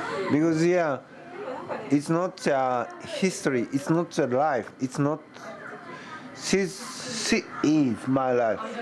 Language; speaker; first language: English; non-native, learner; Japanese